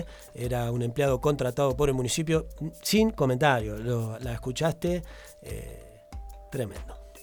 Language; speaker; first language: Spanish; native; Spanish